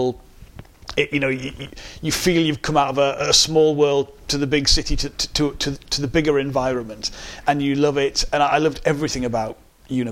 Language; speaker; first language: English; native; English